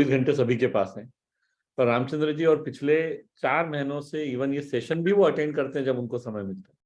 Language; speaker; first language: Hindi; native; Hindi